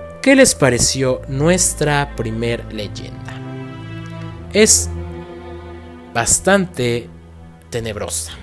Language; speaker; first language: Spanish; native; Spanish